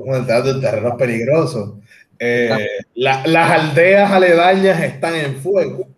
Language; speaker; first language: Spanish; native; Spanish